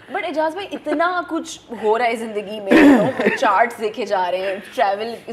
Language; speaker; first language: Urdu; native; Urdu